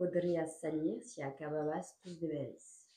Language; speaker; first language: Spanish; non-native, learner; French